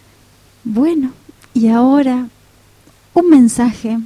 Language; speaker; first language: Spanish; native; Spanish